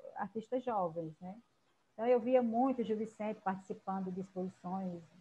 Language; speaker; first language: Portuguese; native; Portuguese